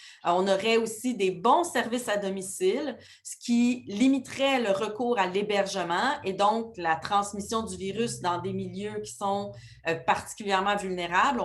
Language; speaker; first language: French; native; French